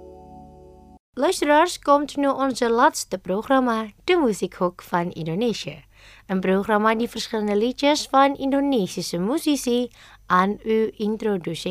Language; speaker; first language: Dutch; non-native, fluent; Indonesian